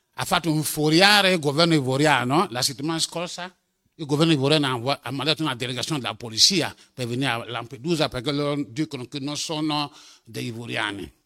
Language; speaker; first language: Italian; non-native, fluent; French